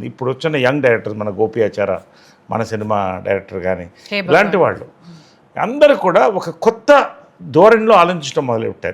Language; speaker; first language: Telugu; native; Telugu